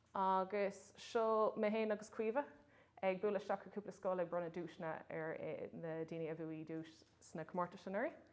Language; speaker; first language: Irish; non-native, local second language; English